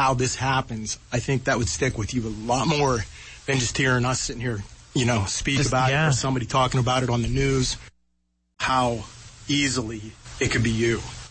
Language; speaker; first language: English; native; English